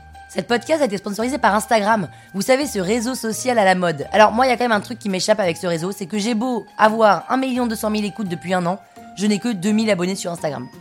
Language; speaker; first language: French; early bilingual, heritage; French